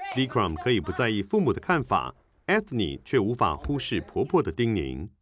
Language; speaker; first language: Chinese; native; Chinese